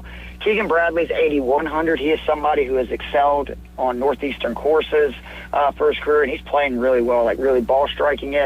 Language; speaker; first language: English; native; English